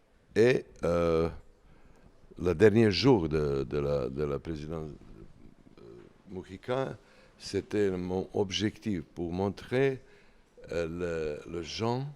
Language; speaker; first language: French; non-native, learner; Serbian